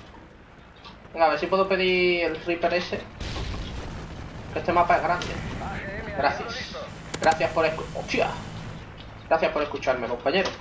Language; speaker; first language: Spanish; native; Spanish